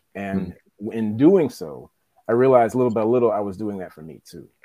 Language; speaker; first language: English; native; English